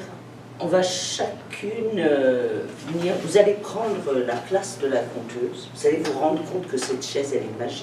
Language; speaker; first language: French; native; French